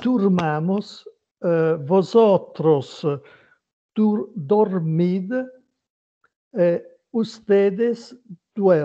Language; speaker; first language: Spanish; non-native, learner; Italian